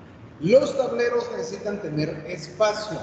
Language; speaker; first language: Spanish; native; Spanish